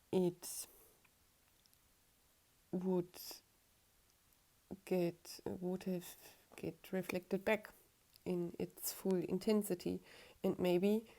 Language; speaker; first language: English; non-native, fluent; German